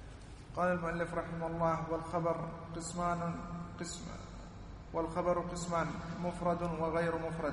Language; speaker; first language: Arabic; native; Arabic